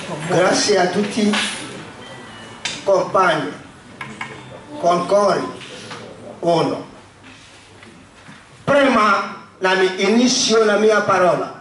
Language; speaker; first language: Italian; non-native, learner; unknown